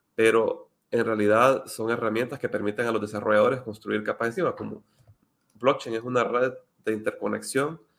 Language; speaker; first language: Spanish; native; Spanish